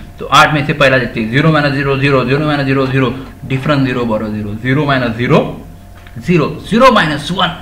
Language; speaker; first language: Hindi; non-native, local second language; Marathi